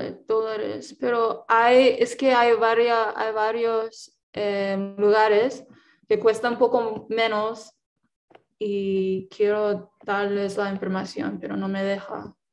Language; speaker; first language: Spanish; non-native, fluent; English